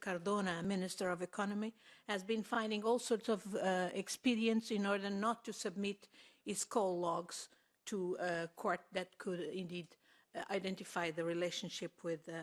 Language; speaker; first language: English; non-native, fluent; Portuguese